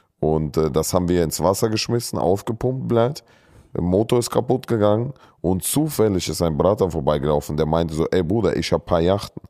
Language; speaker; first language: German; early bilingual, other home language; Russian